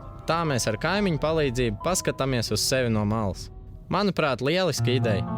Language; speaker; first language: Latvian; native; Latvian